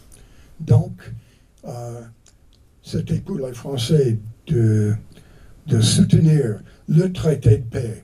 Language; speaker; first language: French; non-native, fluent; English